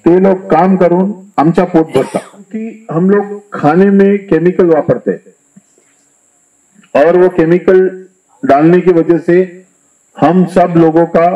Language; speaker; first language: Hindi; non-native, local second language; Marathi